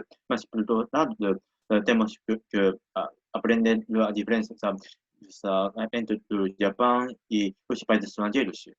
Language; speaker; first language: Portuguese; non-native, learner; Japanese